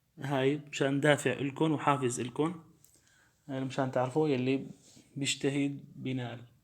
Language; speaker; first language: Arabic; native; Arabic